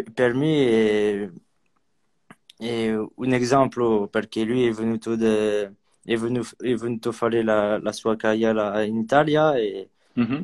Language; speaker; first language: Italian; non-native, learner; French